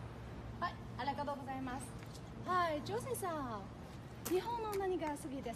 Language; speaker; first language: Japanese; non-native, learner; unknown